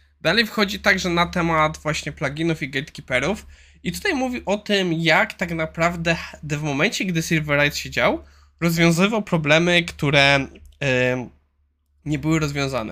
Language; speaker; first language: Polish; native; Polish